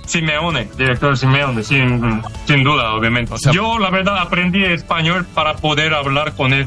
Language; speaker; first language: Spanish; non-native, learner; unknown